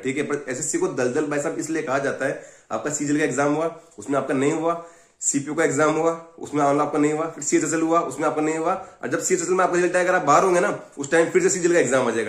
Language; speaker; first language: Hindi; native; Hindi